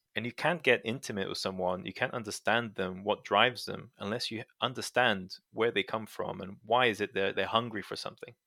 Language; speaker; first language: English; non-native, fluent; Portuguese